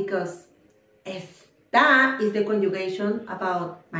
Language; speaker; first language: English; non-native, fluent; Spanish